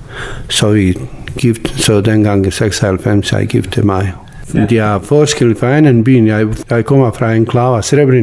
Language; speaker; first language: Danish; non-native, learner; Bosnian